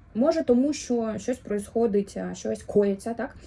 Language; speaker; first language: Ukrainian; non-native, local second language; Russian